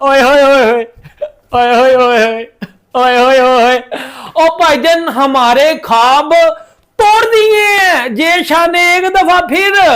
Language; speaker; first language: Hindi; native; Hindi